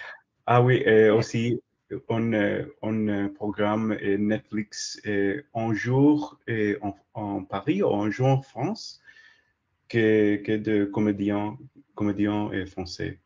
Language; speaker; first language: French; non-native, learner; English